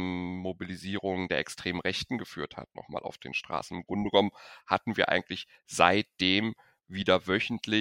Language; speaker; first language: German; native; German